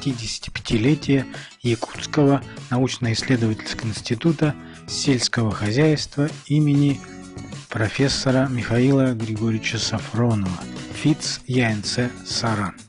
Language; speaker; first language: Russian; native; Russian